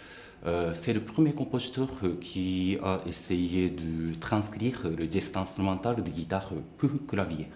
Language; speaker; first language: French; non-native, fluent; Japanese